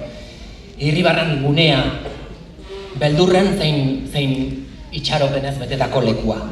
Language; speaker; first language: Basque; native; Basque